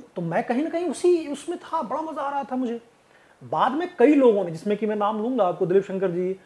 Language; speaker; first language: Hindi; native; Hindi